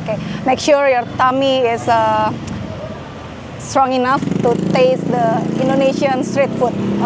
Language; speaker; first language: English; non-native, fluent; Indonesian